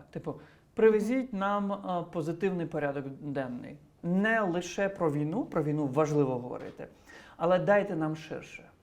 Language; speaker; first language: Ukrainian; non-native, local second language; Crimean Tatar